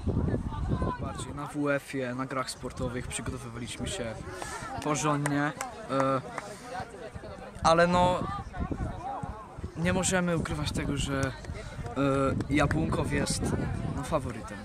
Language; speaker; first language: Polish; early bilingual, heritage; Polish